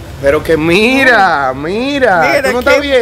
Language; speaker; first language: Spanish; native; Spanish